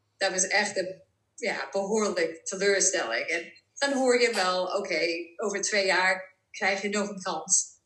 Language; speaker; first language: Dutch; non-native, fluent; English